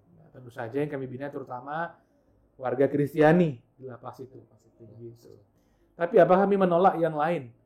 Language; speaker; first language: Indonesian; non-native, local second language; Balinese